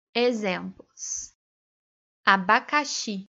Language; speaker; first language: Portuguese; native; Portuguese